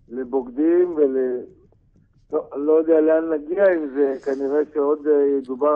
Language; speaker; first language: Hebrew; native; Hebrew